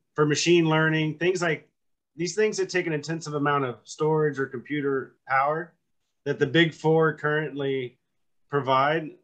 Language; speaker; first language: English; native; English